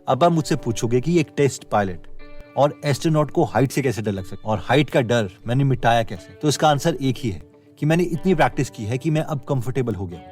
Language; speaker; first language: Hindi; native; Hindi